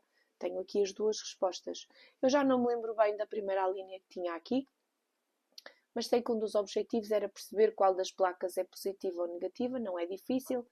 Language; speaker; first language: Portuguese; native; Portuguese